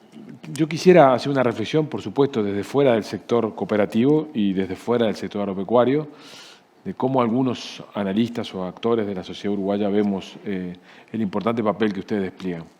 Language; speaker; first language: Spanish; native; Spanish